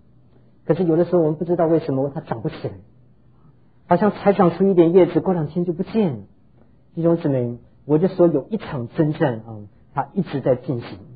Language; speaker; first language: Chinese; native; Chinese